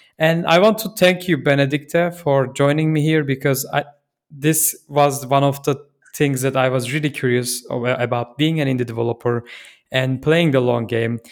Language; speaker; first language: English; non-native, fluent; Turkish